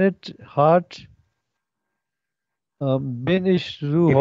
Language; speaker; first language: German; non-native, learner; Urdu